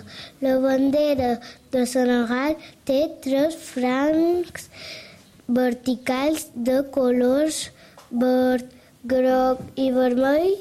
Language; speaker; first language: Catalan; early bilingual, other home language; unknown